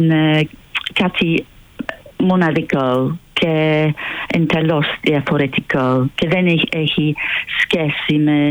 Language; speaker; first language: Greek; non-native, fluent; English